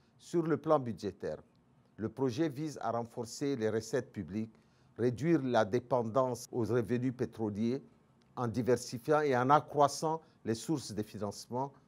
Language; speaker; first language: French; non-native, local second language; Arabic